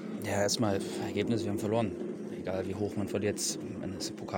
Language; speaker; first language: German; native; German